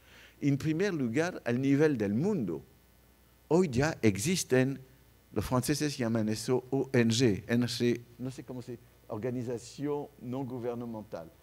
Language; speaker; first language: Spanish; non-native, fluent; French